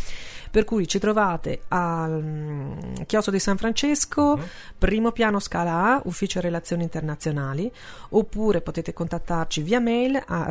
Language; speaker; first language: Italian; native; Italian